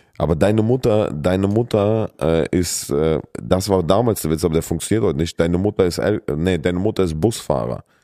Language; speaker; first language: German; early bilingual, other home language; Russian